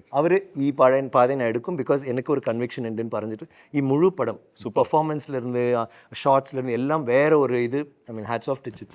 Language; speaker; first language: Malayalam; non-native, fluent; Tamil